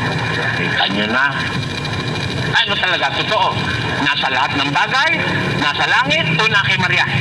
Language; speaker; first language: Filipino; native; Filipino